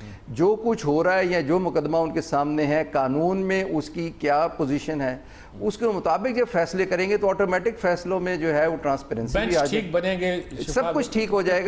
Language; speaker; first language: Urdu; native; Urdu